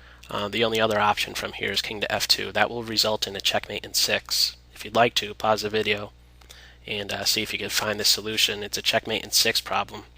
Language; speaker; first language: English; native; English